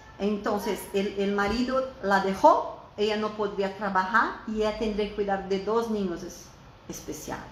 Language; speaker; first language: Spanish; non-native, fluent; Portuguese